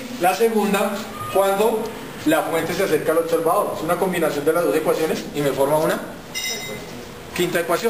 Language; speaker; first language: Spanish; native; Spanish